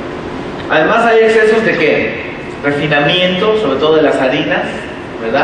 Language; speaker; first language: Spanish; native; Spanish